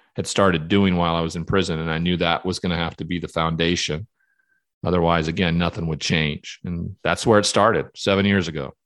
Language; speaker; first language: English; native; English